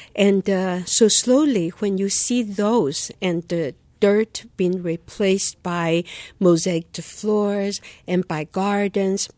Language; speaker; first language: English; non-native, fluent; Chinese